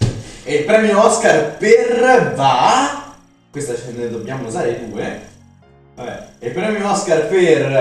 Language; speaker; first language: Italian; native; Italian